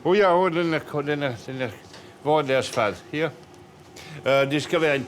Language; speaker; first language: Danish; non-native, fluent; French